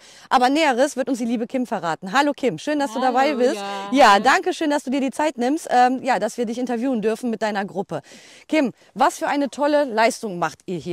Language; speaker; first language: German; native; German